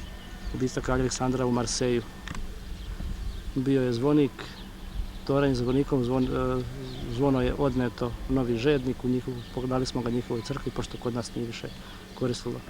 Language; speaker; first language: Bosnian; native; Bosnian